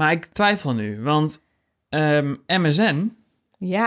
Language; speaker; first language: Dutch; native; Dutch